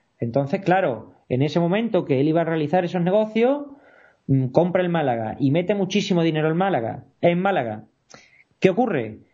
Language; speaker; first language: Spanish; native; Spanish